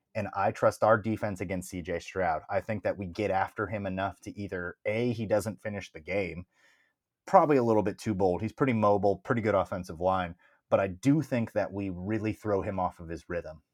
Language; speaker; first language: English; native; English